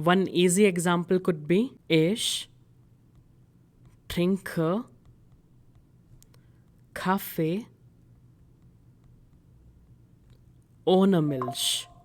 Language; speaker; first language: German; non-native, fluent; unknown